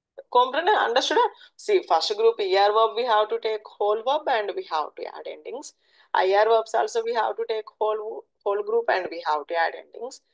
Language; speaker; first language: English; non-native, local second language; Telugu